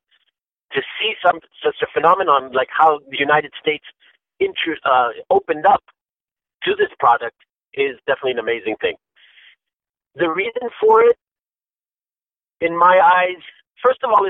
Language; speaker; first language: English; native; English